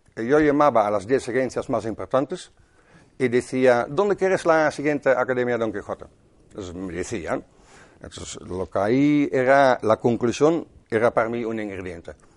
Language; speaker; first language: Spanish; non-native, fluent; Dutch